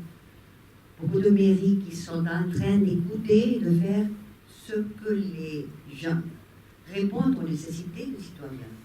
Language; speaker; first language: French; non-native, fluent; Spanish